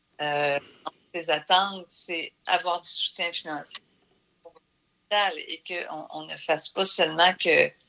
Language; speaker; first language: French; native; French